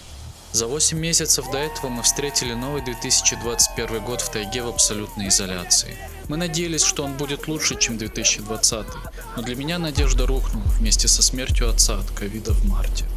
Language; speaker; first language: Russian; native; Russian